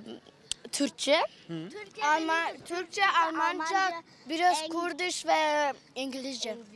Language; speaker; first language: Turkish; early bilingual, heritage; Turkish